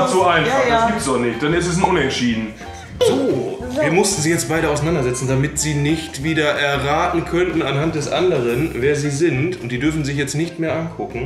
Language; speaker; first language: German; native; German